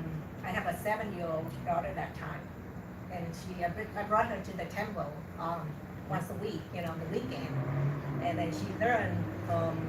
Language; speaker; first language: English; non-native, learner; Vietnamese